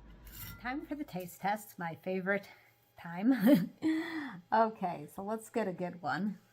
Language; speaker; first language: English; native; English